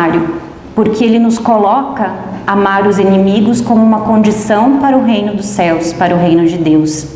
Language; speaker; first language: Portuguese; native; Portuguese